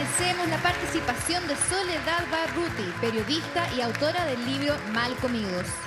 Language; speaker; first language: Spanish; native; Spanish